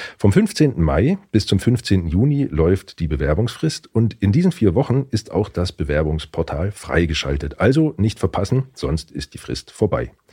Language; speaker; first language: German; native; German